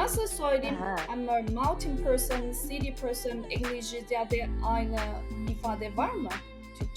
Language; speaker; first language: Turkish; non-native, learner; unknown